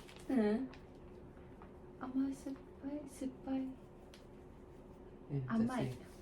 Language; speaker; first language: Japanese; non-native, fluent; Filipino